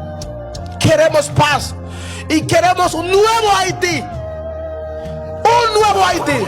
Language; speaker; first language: Spanish; non-native, fluent; Haitian Creole